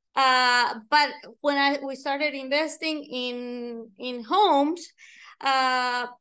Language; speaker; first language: English; non-native, fluent; Spanish